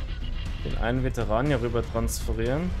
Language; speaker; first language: German; native; German